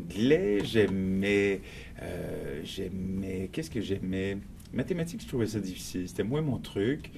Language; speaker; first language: French; native; French